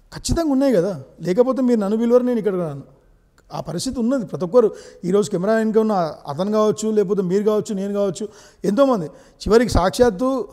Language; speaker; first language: Telugu; native; Telugu